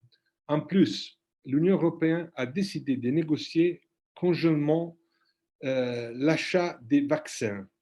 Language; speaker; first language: French; non-native, fluent; Italian